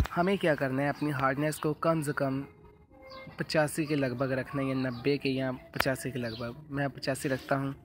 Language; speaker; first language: Urdu; non-native, local second language; Punjabi